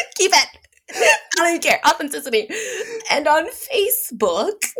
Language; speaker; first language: English; early bilingual, other home language; Filipino